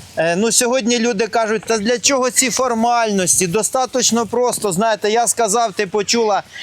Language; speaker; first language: Ukrainian; non-native, local second language; Russian